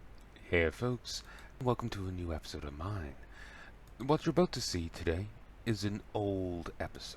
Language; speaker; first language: English; native; English